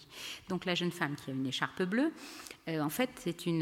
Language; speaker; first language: French; native; French